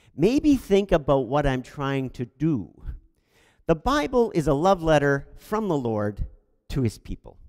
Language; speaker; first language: English; native; English